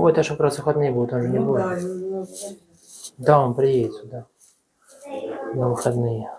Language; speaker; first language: Russian; native; Russian